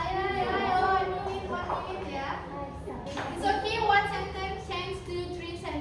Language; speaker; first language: English; non-native, learner; Indonesian